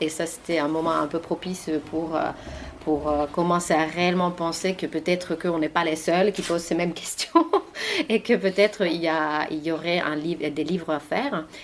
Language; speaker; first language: French; non-native, fluent; Finnish